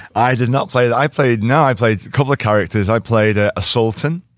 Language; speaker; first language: English; native; English